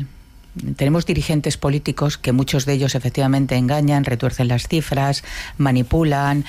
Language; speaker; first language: Spanish; native; Spanish